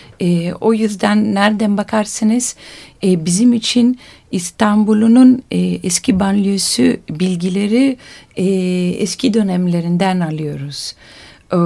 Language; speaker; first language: Turkish; non-native, learner; Italian